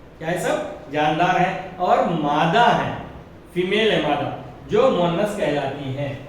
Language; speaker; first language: Urdu; native; Urdu